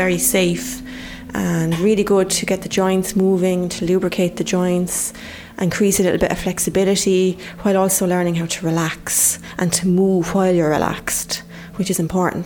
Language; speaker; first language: English; native; English